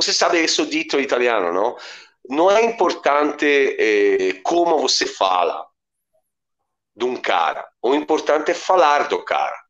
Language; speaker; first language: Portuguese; non-native, learner; Italian